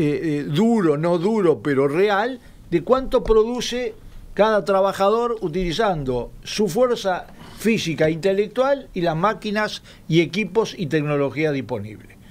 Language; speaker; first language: Spanish; native; Spanish